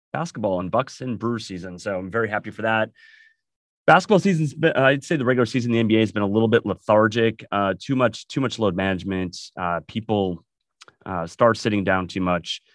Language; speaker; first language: English; native; English